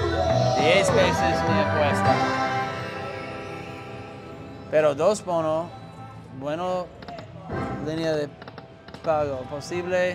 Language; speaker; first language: Spanish; non-native, learner; English